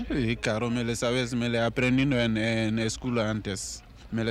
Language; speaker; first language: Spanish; non-native, learner; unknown